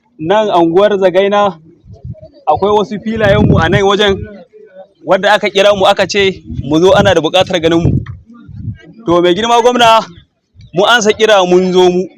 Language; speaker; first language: Hausa; native; Hausa